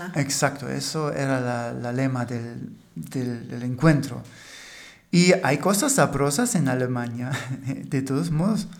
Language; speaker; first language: Spanish; non-native, fluent; German